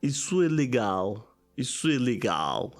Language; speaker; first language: Portuguese; non-native, learner; German